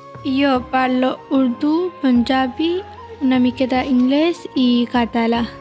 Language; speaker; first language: Catalan; non-native, learner; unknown